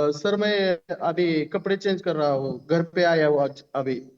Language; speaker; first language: Hindi; non-native, local second language; Marathi